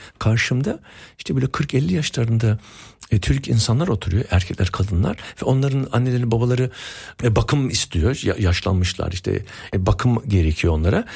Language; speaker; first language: Turkish; early bilingual, heritage; Turkish